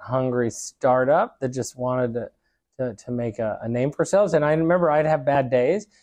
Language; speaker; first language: English; native; English